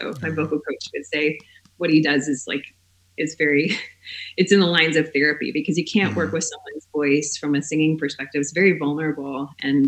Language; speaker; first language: English; native; English